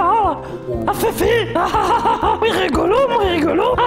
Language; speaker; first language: Spanish; non-native, learner; French